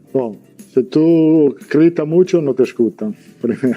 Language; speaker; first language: Portuguese; non-native, learner; Italian